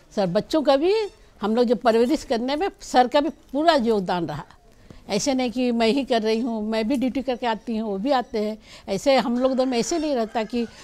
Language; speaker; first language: Hindi; non-native, local second language; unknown